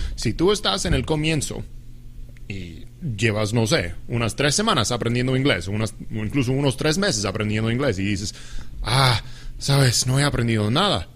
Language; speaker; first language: Spanish; non-native, fluent; English